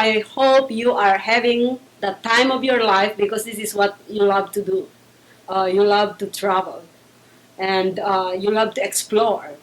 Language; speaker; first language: English; non-native, local second language; Filipino